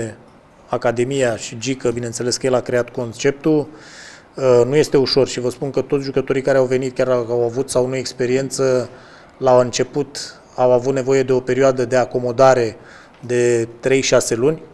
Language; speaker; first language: Romanian; native; Romanian